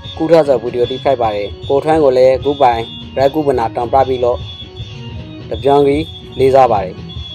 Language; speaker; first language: Burmese; native; Burmese